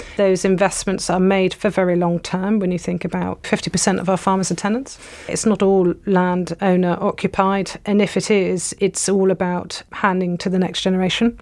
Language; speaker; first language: English; native; English